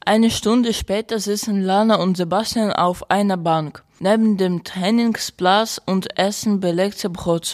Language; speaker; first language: German; non-native, learner; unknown